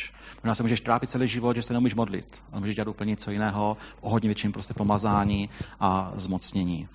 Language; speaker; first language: Czech; native; Czech